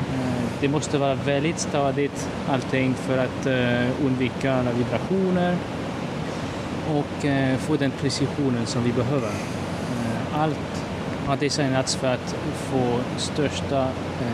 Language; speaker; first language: Swedish; non-native, fluent; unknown